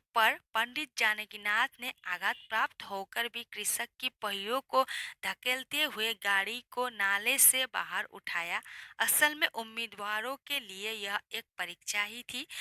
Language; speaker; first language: Hindi; non-native, local second language; Assamese